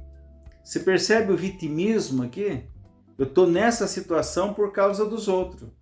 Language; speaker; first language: Portuguese; native; Portuguese